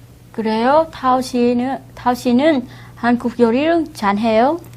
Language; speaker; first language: Korean; non-native, learner; Vietnamese